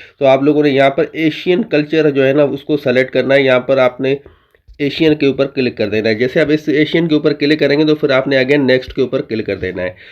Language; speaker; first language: Urdu; native; Urdu